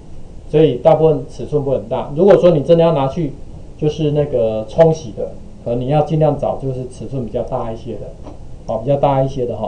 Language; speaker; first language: Chinese; native; Chinese